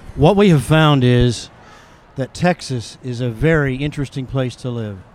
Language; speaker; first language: English; native; English